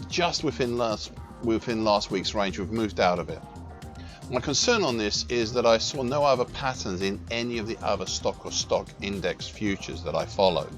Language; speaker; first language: English; native; English